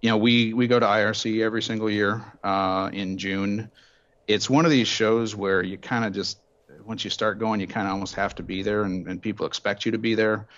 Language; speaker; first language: English; native; English